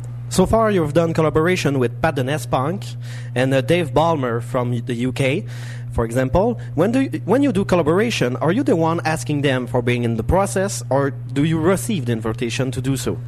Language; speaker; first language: English; non-native, fluent; French